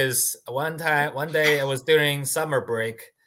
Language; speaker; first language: English; non-native, fluent; Chinese